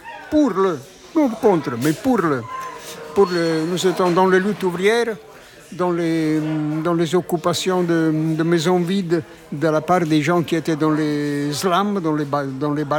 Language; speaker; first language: French; non-native, fluent; Italian